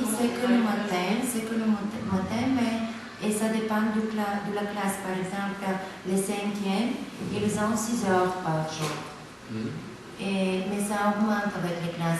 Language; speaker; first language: French; non-native, fluent; Bulgarian